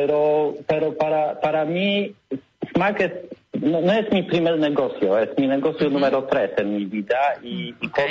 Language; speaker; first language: Spanish; non-native, learner; Polish